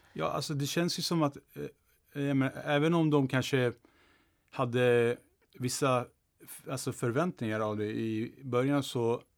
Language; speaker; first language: Swedish; early bilingual, other home language; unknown